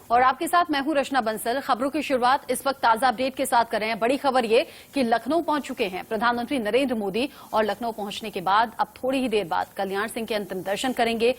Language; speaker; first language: Hindi; native; Hindi